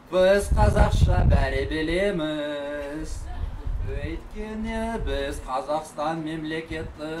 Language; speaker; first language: Kazakh; non-native, local second language; Russian